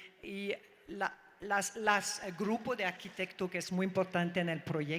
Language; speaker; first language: Spanish; non-native, learner; French